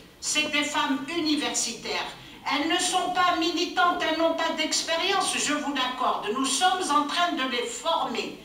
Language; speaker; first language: French; non-native, local second language; Kabyle